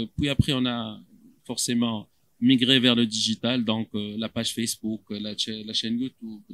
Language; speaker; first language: French; non-native, local second language; Arabic